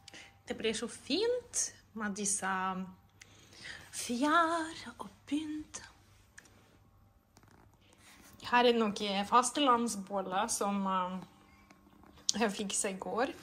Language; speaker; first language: Norwegian; non-native, fluent; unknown